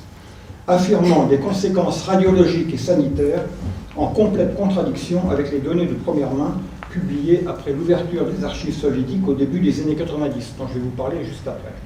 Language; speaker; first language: French; native; French